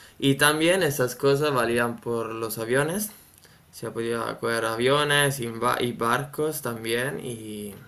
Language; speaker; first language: Spanish; non-native, fluent; Italian